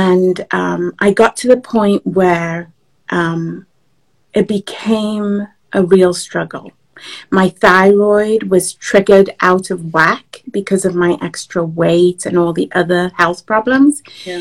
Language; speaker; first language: English; native; English